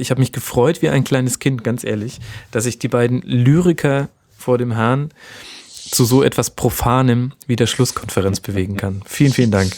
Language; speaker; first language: German; native; German